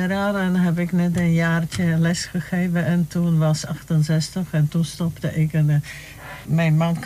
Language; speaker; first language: Dutch; non-native, fluent; Czech